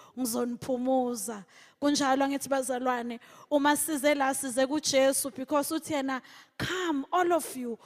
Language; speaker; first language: Zulu; non-native, local second language; Swati